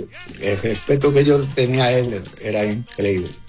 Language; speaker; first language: Spanish; early bilingual, heritage; Spanish